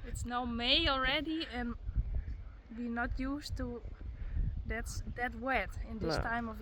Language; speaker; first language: English; non-native, learner; Western Frisian